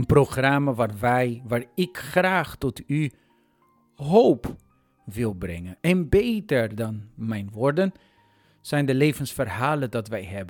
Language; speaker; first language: Dutch; non-native, fluent; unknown